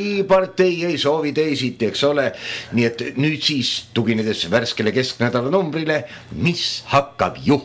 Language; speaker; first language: Estonian; native; Estonian